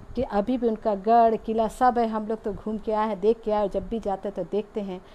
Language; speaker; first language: Hindi; native; Hindi